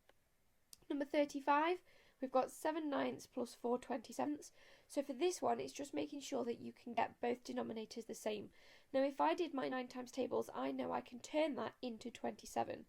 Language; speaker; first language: English; native; English